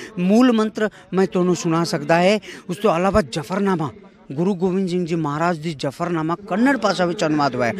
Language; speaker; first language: Punjabi; non-native, fluent; Kannada